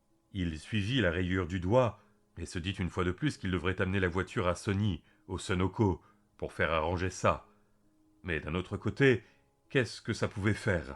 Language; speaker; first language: French; native; French